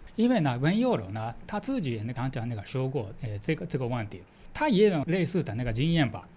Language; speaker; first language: Chinese; non-native, fluent; Japanese